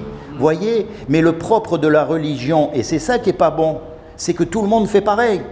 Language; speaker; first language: French; native; French